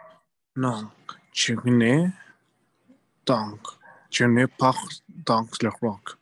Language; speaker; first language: French; non-native, learner; Spanish